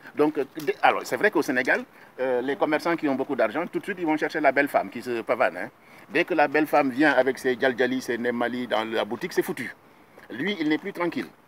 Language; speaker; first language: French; non-native, local second language; Wolof